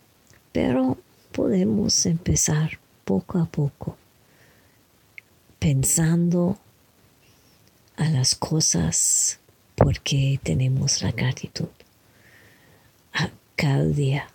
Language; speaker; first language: Spanish; non-native, learner; English